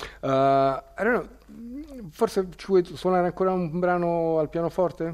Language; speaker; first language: Italian; native; Italian